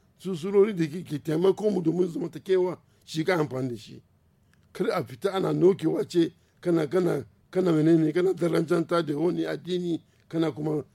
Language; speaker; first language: Hausa; non-native, local second language; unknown